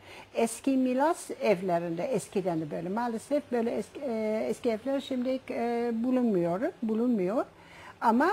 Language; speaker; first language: Turkish; non-native, fluent; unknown